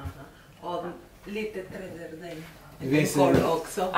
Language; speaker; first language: Swedish; non-native, learner; Spanish